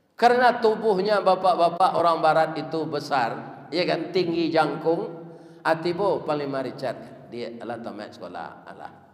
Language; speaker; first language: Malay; non-native, local second language; Minangkabau